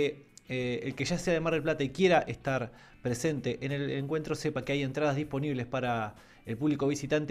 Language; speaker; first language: Spanish; native; Spanish